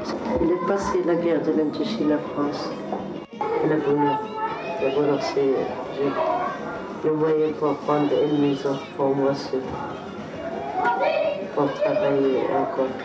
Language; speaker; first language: French; non-native, learner; Arabic